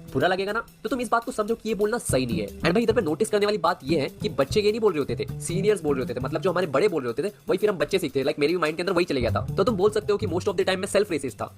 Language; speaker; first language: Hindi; non-native, local second language; Assamese